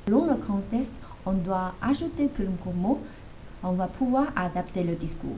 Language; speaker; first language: French; non-native, fluent; Chinese